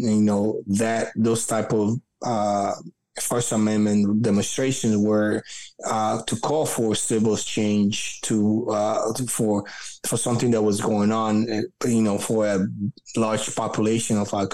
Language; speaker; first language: English; early bilingual, other home language; Spanish